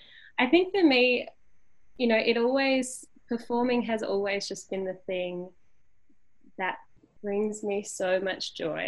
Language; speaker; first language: English; native; English